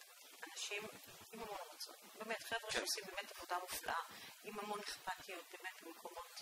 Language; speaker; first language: Hebrew; native; Hebrew